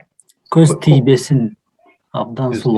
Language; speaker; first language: Japanese; non-native, fluent; Kyrgyz